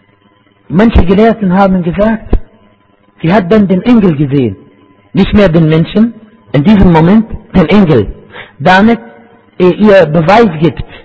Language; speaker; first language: German; non-native, fluent; Arabic